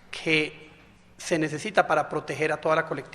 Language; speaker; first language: Spanish; native; Spanish